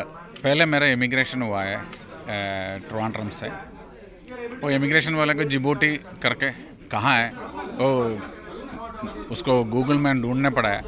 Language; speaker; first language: Hindi; non-native, local second language; Malayalam